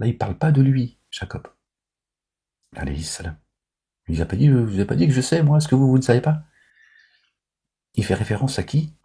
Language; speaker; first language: French; native; French